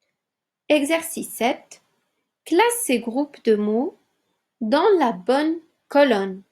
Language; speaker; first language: French; non-native, local second language; Arabic